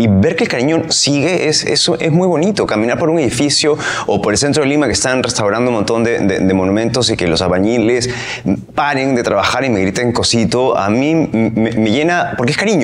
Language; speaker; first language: Spanish; native; Spanish